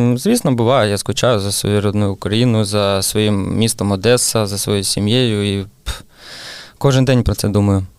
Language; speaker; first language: Ukrainian; non-native, local second language; Russian